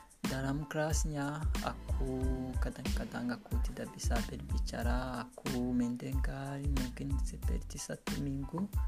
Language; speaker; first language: Indonesian; non-native, learner; Kinyarwanda